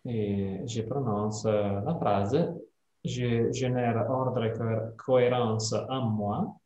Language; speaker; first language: French; non-native, fluent; Italian